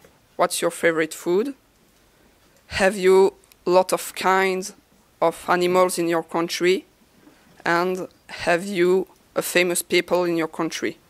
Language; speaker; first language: English; non-native, learner; French